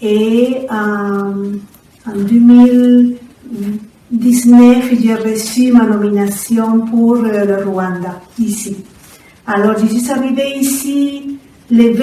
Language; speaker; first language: French; non-native, fluent; Spanish